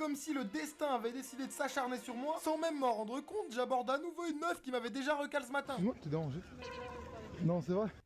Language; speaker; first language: French; native; French